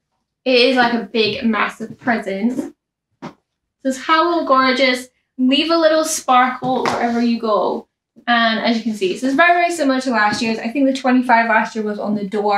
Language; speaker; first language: English; native; English